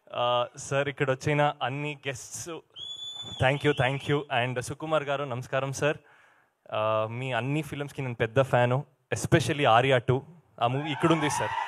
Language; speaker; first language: Telugu; non-native, learner; Kannada